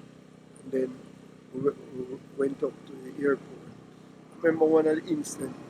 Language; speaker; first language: English; native; English